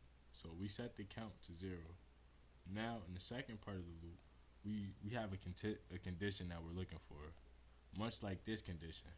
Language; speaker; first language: English; native; English